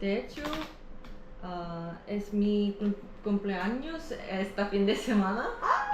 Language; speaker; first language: Spanish; non-native, learner; Korean